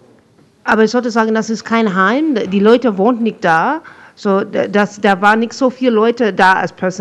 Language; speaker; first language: German; non-native, fluent; English